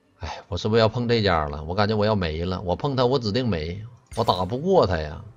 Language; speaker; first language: Chinese; native; Chinese